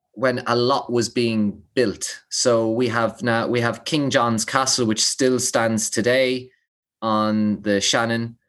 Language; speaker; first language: English; native; English